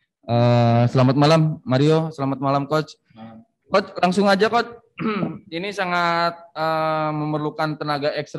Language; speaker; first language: Indonesian; native; Indonesian